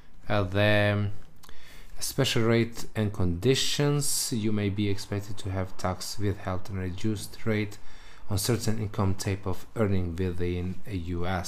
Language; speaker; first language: English; non-native, learner; Albanian